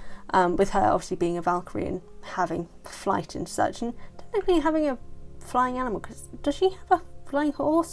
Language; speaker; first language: English; native; English